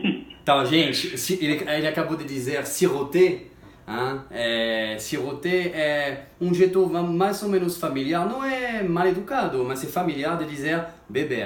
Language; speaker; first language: Portuguese; non-native, fluent; French